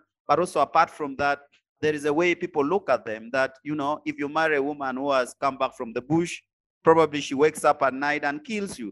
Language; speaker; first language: English; non-native, local second language; Acoli